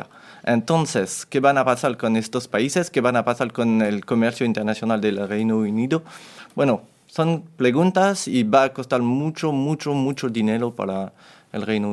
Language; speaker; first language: Spanish; non-native, fluent; French